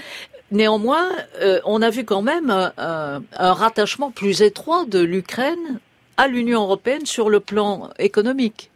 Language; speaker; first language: French; native; French